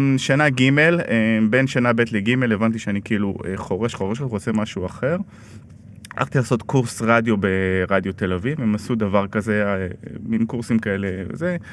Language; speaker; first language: Hebrew; native; Hebrew